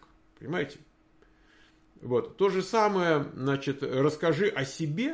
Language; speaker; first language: Russian; native; Russian